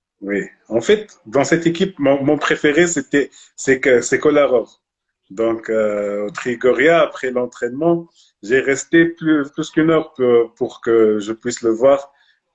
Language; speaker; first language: French; non-native, local second language; Arabic